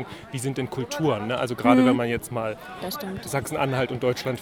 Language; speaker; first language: German; native; German